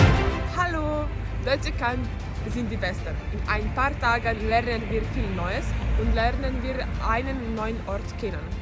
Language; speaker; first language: German; non-native, learner; Slovenian